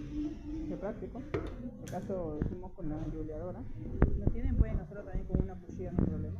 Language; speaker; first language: Spanish; native; Spanish